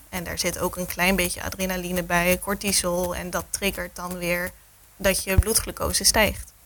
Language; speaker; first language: Dutch; native; Dutch